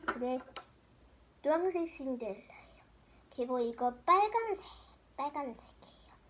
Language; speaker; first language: Korean; early bilingual, heritage; Korean